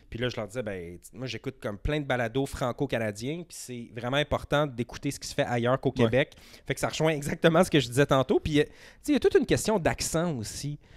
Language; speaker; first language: French; native; French